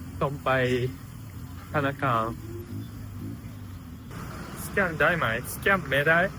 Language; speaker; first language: Thai; non-native, learner; Japanese